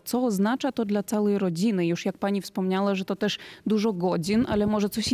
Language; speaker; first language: Polish; native; Polish